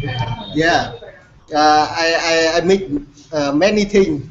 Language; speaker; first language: English; non-native, learner; Vietnamese